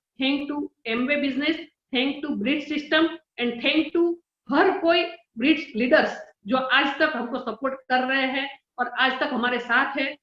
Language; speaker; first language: Hindi; non-native, local second language; Gujarati